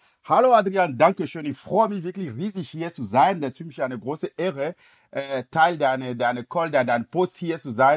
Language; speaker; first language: German; non-native, fluent; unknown